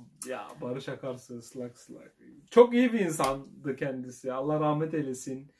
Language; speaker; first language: Turkish; native; Turkish